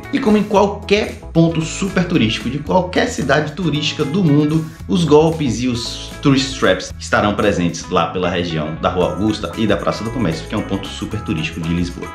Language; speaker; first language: Portuguese; native; Portuguese